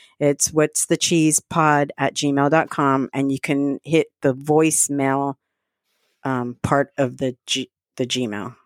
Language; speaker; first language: English; early bilingual, other home language; Spanish